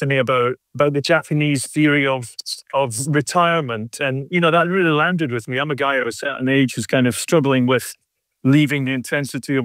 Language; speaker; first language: English; native; English